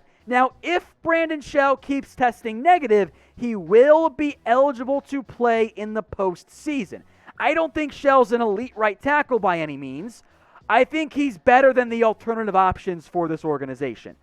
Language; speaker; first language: English; native; English